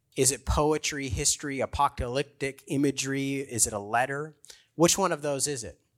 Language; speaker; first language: English; native; English